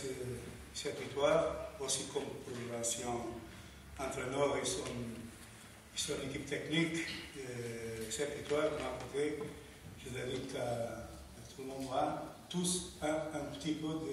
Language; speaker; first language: French; non-native, learner; Portuguese